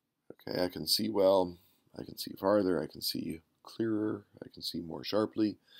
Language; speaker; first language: English; native; English